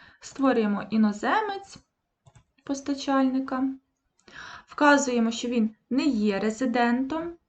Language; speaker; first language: Ukrainian; native; Ukrainian